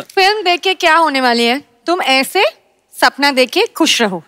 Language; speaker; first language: Hindi; native; Hindi